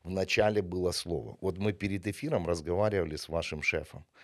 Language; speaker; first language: Russian; non-native, local second language; Ukrainian